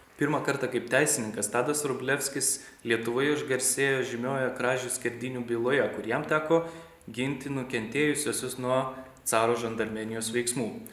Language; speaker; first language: Lithuanian; native; Lithuanian